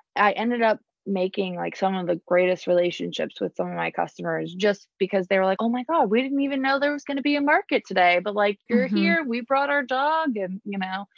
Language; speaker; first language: English; native; English